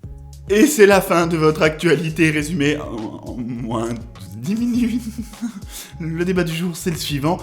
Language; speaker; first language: French; native; French